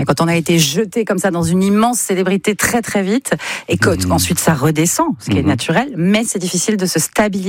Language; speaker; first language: French; native; French